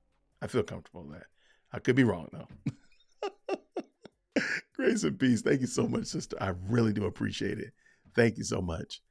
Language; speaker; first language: English; native; English